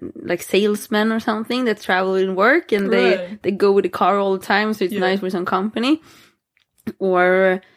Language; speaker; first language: English; non-native, fluent; Swedish